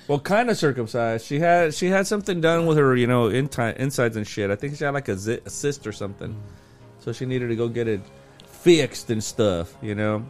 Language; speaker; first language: English; native; English